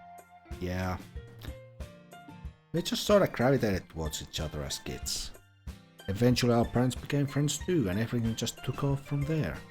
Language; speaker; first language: English; non-native, fluent; Finnish